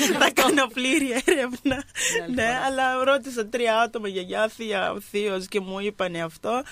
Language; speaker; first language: Greek; early bilingual, other home language; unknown